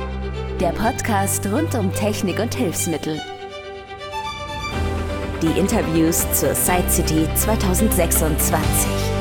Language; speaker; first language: German; native; German